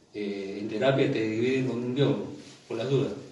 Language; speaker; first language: Spanish; native; Spanish